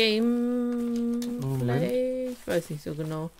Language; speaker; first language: German; native; German